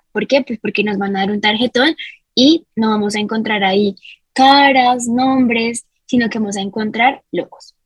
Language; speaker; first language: Spanish; native; Spanish